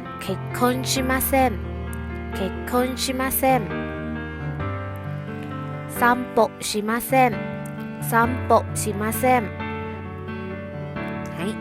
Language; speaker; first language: Japanese; non-native, fluent; Thai